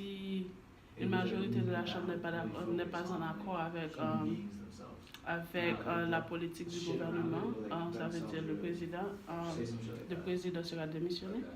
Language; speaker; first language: French; non-native, learner; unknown